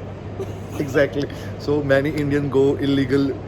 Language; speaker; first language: English; non-native, local second language; Punjabi